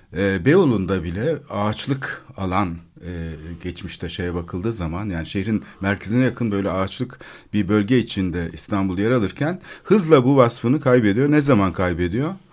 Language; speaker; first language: Turkish; native; Turkish